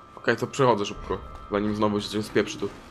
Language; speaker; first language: Polish; native; Polish